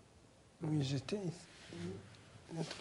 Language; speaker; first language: French; non-native, learner; Kinyarwanda